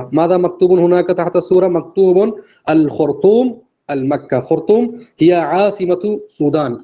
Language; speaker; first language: Arabic; non-native, fluent; Urdu